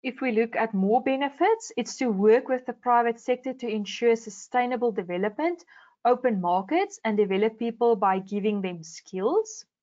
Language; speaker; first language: English; non-native, local second language; Afrikaans